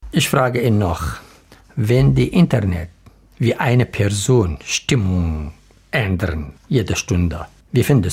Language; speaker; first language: German; non-native, learner; Arabic